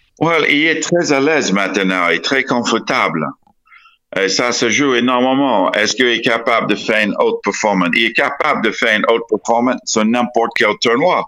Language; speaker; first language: French; non-native, fluent; English